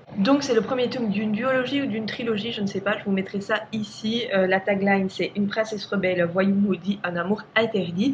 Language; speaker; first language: French; native; French